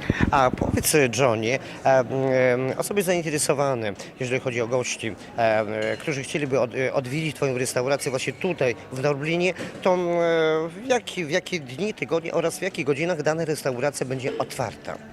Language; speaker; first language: Polish; native; Polish